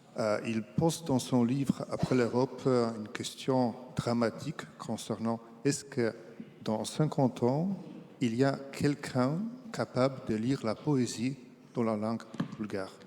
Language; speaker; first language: French; non-native, fluent; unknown